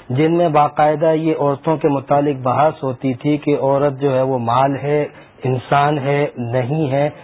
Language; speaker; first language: Urdu; native; Urdu